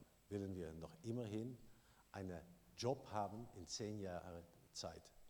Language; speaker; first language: German; non-native, learner; Dutch